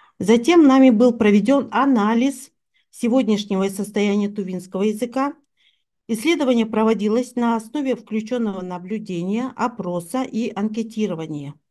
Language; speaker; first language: Russian; non-native, local second language; Tuvinian